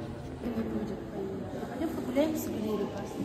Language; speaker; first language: Russian; early bilingual, heritage; Russian